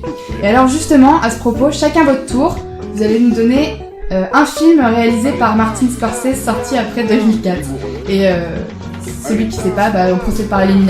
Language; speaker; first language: French; native; French